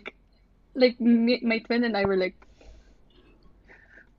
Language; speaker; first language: English; non-native, local second language; Filipino